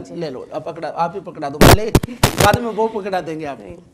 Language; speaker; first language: Hindi; non-native, local second language; Punjabi